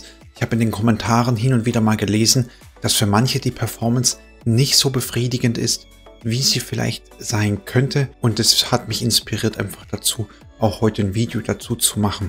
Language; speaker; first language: German; native; German